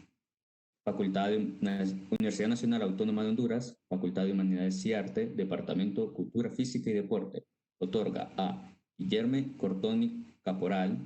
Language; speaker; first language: Spanish; native; Spanish